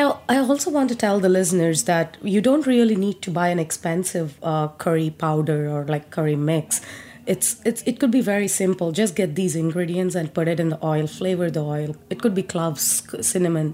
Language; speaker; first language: English; non-native, local second language; Telugu